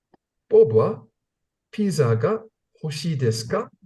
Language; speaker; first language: Japanese; non-native, learner; English